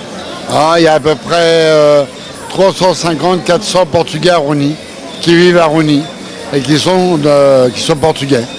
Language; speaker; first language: French; native; French